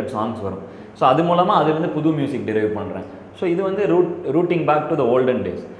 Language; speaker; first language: Tamil; native; Tamil